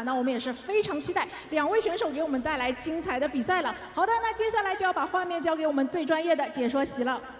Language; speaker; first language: Chinese; native; Chinese